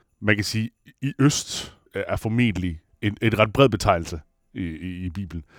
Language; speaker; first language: Danish; non-native, fluent; Italian